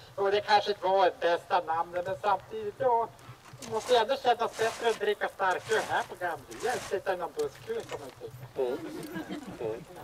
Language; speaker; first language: Swedish; native; Swedish